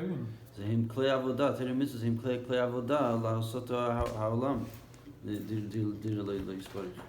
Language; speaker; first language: Hebrew; non-native, fluent; English